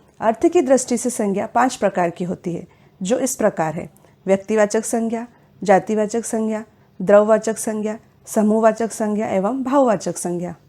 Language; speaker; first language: Hindi; native; Hindi